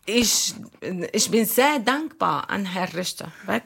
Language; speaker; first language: German; non-native, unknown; Arabic